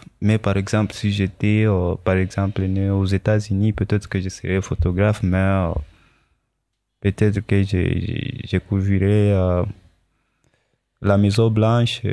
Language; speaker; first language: French; non-native, local second language; Swahili